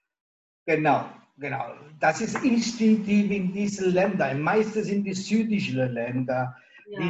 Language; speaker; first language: German; non-native, local second language; Italian